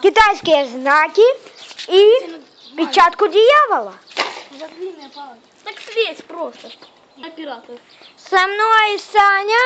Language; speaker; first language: Russian; native; Russian